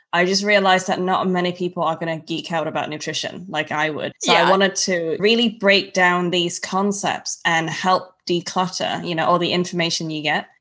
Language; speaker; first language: English; non-native, local second language; Cantonese